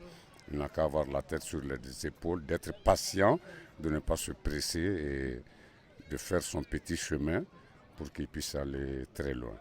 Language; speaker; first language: French; non-native, local second language; Bambara